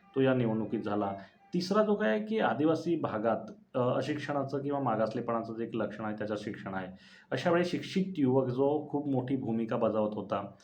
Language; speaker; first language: Marathi; non-native, local second language; Bhili